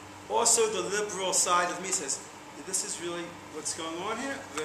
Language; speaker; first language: English; native; English